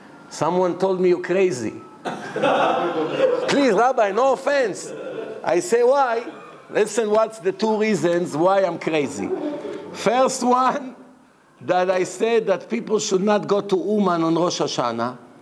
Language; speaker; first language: English; non-native, fluent; Hebrew